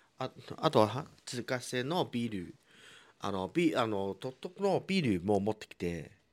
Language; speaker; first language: Japanese; non-native, fluent; Chinese